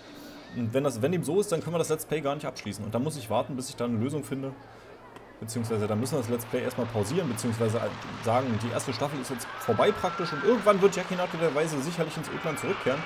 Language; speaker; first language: German; native; German